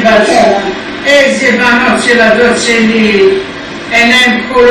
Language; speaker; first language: Hebrew; non-native, fluent; Arabic